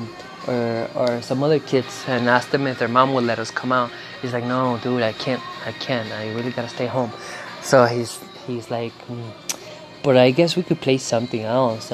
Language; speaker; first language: English; non-native, fluent; Spanish